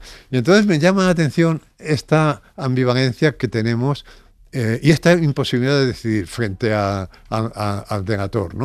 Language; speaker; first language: Spanish; native; Spanish